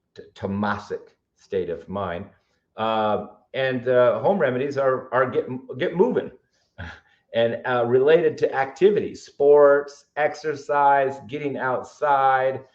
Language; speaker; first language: English; native; English